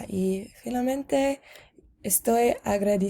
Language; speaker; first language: Spanish; non-native, learner; English